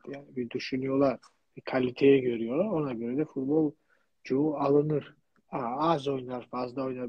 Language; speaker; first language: Turkish; non-native, fluent; Georgian